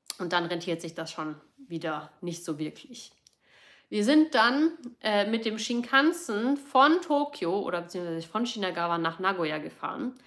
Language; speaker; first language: German; native; German